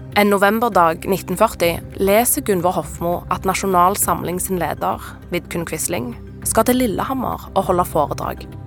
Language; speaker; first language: Norwegian; native; Norwegian